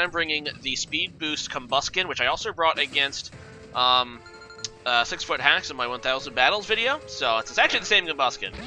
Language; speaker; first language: English; native; English